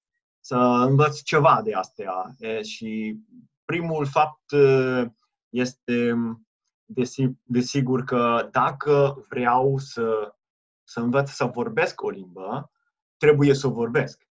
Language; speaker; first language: Romanian; non-native, fluent; Italian